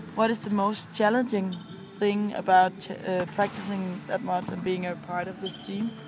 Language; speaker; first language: English; non-native, fluent; Danish